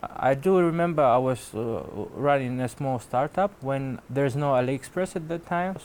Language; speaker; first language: English; non-native, fluent; Russian